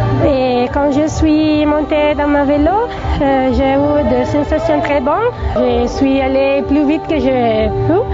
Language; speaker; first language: French; non-native, learner; Italian